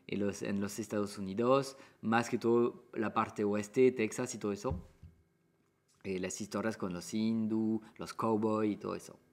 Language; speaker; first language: Spanish; non-native, fluent; French